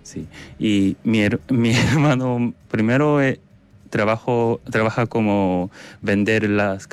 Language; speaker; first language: Spanish; non-native, learner; Korean